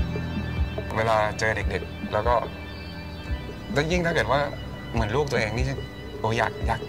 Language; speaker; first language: Thai; native; Thai